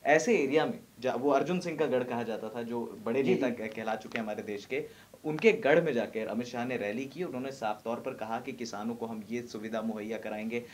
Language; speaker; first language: Hindi; native; Hindi